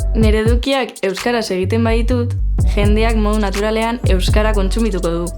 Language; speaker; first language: Basque; non-native, local second language; Spanish